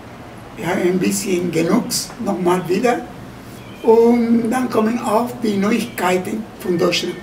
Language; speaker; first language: German; non-native, fluent; Spanish